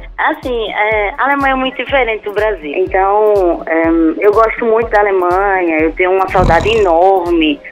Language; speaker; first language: Portuguese; non-native, fluent; German